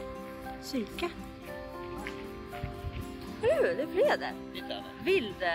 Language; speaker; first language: Swedish; non-native, learner; Japanese